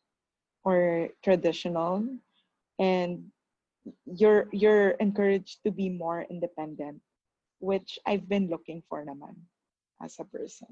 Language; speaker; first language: English; non-native, local second language; Filipino